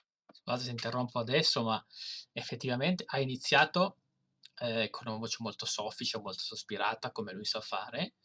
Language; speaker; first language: Italian; native; Italian